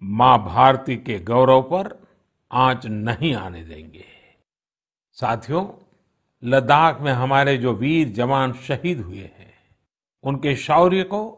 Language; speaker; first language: Hindi; non-native, local second language; Gujarati